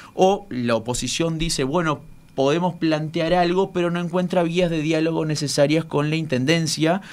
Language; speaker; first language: Spanish; native; Spanish